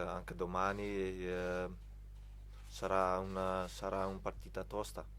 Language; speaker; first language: Italian; non-native, fluent; Dutch